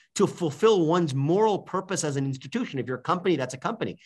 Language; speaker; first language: English; native; English